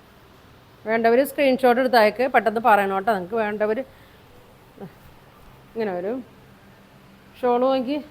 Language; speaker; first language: Malayalam; native; Malayalam